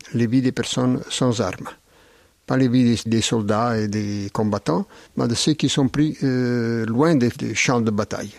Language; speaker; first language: French; non-native, fluent; Italian